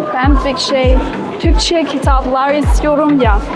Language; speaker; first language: Turkish; non-native, learner; Chinese